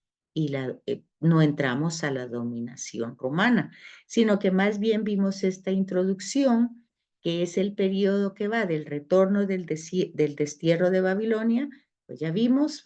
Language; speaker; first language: Spanish; native; Spanish